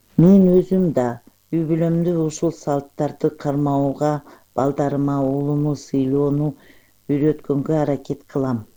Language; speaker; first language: Kyrgyz; non-native, local second language; Uyghur